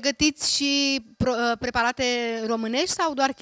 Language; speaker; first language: Romanian; native; Romanian